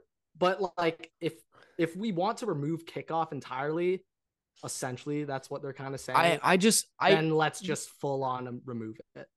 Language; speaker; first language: English; native; English